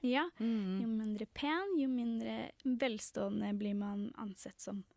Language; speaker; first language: Norwegian; early bilingual, other home language; Tamil